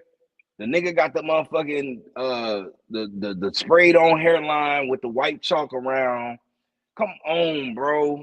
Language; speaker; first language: English; native; English